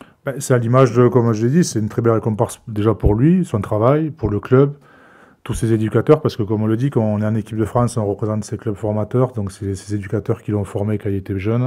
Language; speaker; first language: French; native; French